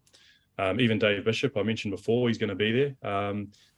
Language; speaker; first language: English; native; English